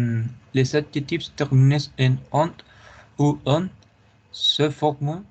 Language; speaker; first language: French; non-native, learner; Spanish